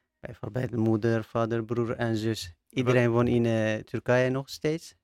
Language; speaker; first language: Dutch; non-native, learner; Turkish